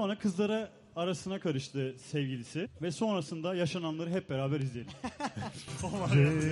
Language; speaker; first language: Turkish; native; Turkish